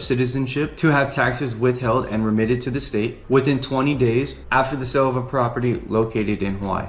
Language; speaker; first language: English; native; English